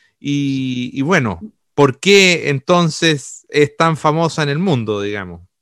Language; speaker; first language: Spanish; native; Spanish